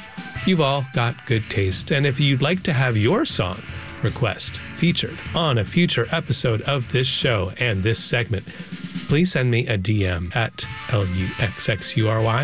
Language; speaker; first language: English; native; English